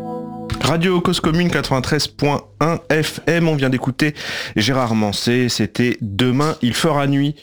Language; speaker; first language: French; native; French